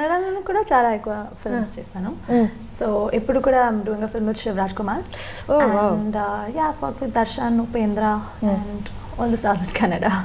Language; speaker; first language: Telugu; non-native, local second language; Kannada